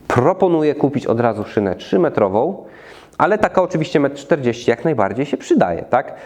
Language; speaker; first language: Polish; native; Polish